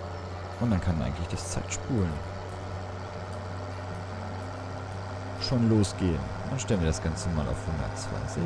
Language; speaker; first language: German; native; German